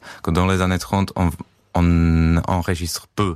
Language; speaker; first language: French; non-native, fluent; Czech